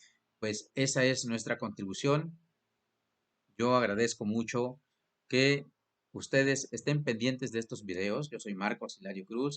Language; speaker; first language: Spanish; native; Spanish